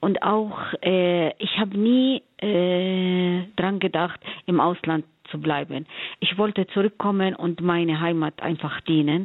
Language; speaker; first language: German; non-native, fluent; Arabic